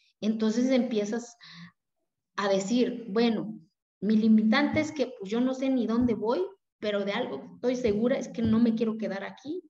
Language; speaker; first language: Spanish; non-native, local second language; Zapotec